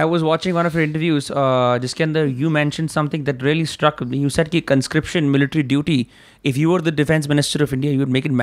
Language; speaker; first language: English; non-native, local second language; Hindi